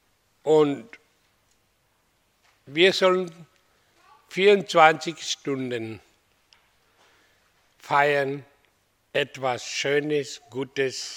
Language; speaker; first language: German; non-native, learner; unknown